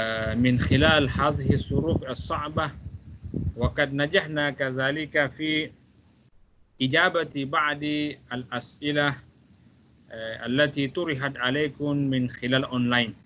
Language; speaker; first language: Arabic; non-native, fluent; Malay